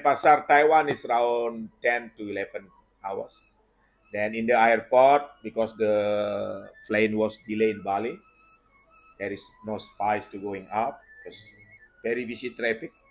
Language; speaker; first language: English; non-native, learner; Indonesian